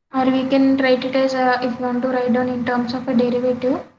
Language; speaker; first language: English; non-native, local second language; Marathi